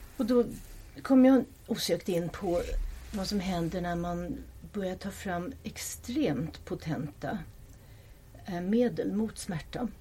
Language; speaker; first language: Swedish; non-native, fluent; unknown